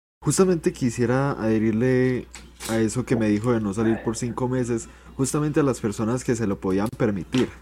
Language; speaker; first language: Spanish; native; Spanish